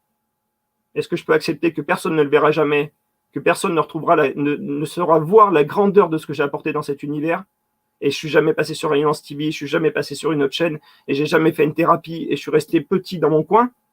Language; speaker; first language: French; native; French